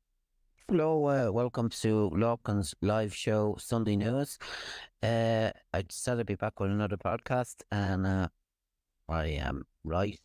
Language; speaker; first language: English; native; English